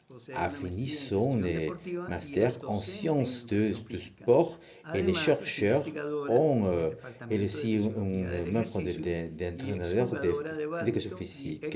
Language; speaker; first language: French; non-native, learner; Spanish